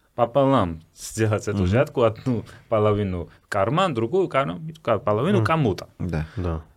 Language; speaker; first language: Russian; non-native, fluent; Georgian